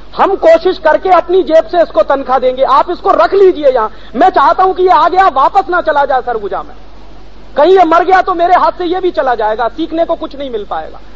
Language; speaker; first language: Hindi; native; Hindi